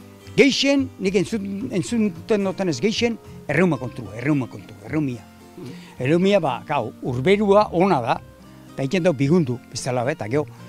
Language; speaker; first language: Basque; native; Basque